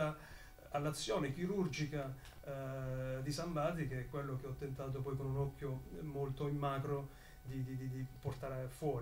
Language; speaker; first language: Italian; native; Italian